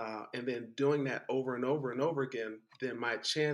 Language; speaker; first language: English; native; English